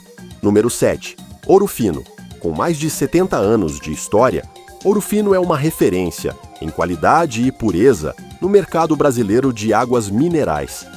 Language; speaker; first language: Portuguese; native; Portuguese